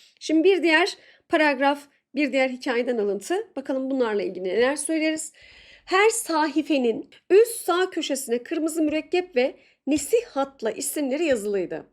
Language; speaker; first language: Turkish; native; Turkish